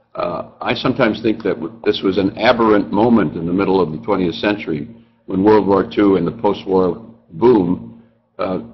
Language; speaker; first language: English; native; English